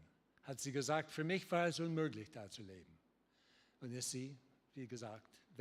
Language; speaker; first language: German; non-native, learner; English